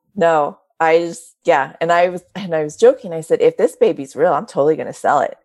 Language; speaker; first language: English; native; English